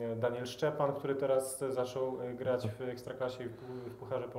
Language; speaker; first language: Polish; native; Polish